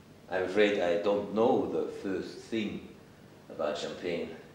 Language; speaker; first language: English; non-native, fluent; German